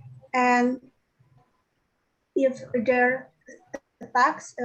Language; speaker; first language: English; non-native, learner; Indonesian